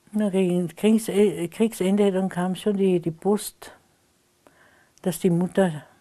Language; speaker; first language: German; non-native, local second language; Slovenian